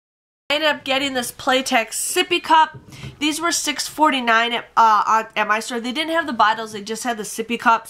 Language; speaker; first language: English; native; English